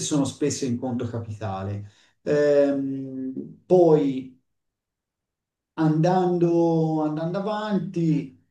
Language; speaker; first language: Italian; native; Italian